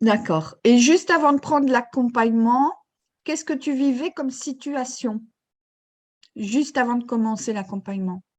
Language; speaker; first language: French; native; French